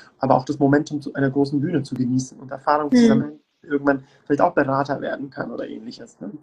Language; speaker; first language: German; early bilingual, other home language; Turkish